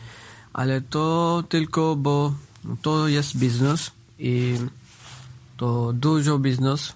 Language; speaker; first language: Polish; non-native, learner; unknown